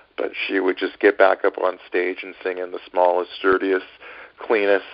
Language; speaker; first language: English; native; English